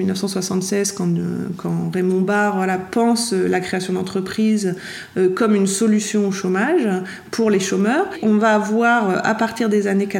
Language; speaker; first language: French; native; French